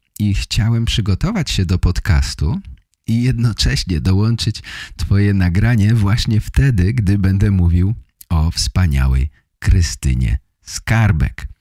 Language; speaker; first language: Polish; native; Polish